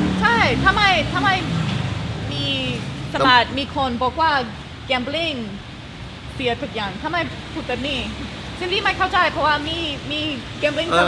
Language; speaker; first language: Thai; non-native, learner; English